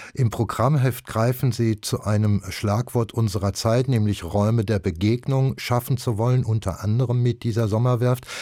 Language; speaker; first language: German; native; German